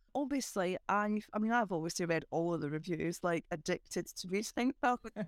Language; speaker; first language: English; native; English